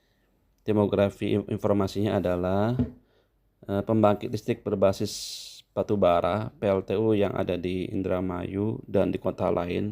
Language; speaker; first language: Indonesian; native; Indonesian